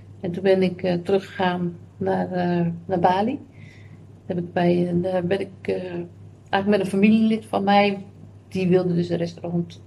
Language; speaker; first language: Dutch; native; Dutch